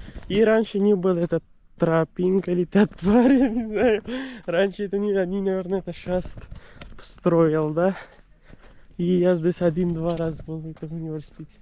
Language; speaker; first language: Russian; non-native, learner; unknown